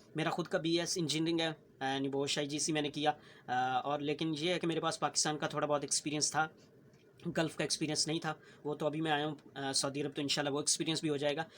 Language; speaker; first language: Urdu; native; Urdu